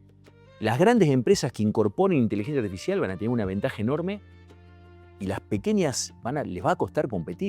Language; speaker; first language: Spanish; native; Spanish